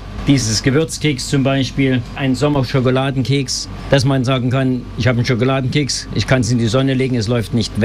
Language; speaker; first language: German; native; German